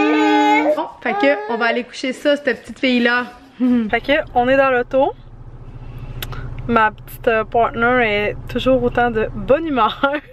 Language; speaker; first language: French; native; French